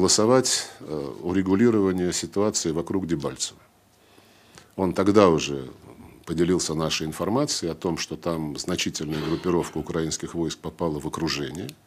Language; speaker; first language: Russian; native; Russian